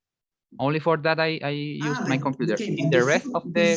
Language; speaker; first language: English; non-native, learner; Spanish